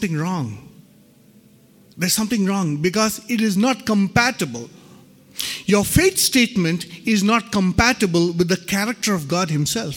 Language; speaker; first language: English; non-native, local second language; Hindi